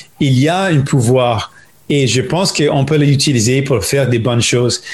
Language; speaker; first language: French; non-native, local second language; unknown